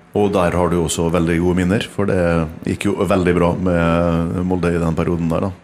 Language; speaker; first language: Norwegian; native; Norwegian